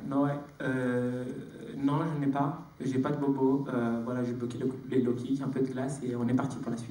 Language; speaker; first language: French; native; French